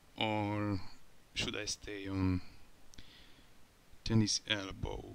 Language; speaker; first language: English; non-native, learner; Hungarian